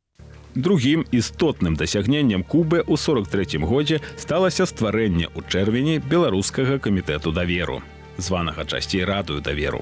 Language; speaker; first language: Belarusian; native; Belarusian